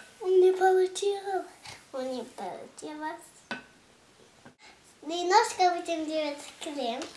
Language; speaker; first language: Russian; early bilingual, heritage; Russian